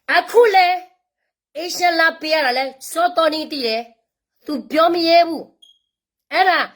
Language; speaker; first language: Burmese; non-native, local second language; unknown